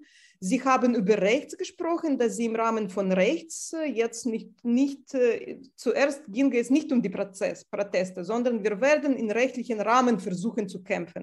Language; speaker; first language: German; non-native, fluent; Russian